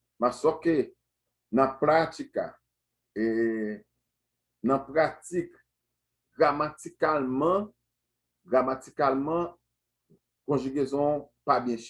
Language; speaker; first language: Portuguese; non-native, fluent; Haitian Creole